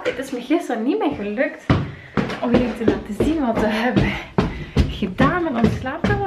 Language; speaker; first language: Dutch; native; Dutch